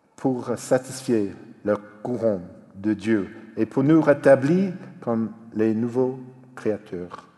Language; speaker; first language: French; non-native, fluent; English